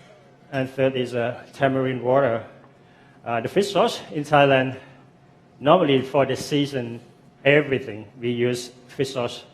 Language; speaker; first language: English; non-native, fluent; Thai